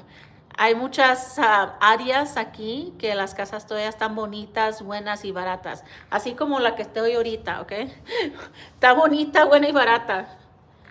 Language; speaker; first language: Spanish; early bilingual, heritage; Spanish